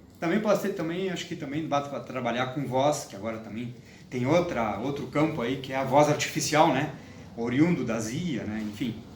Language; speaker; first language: Portuguese; native; Portuguese